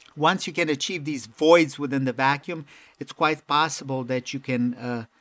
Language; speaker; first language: English; non-native, fluent; Romanian